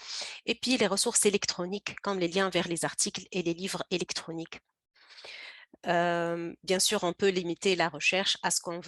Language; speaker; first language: French; native; French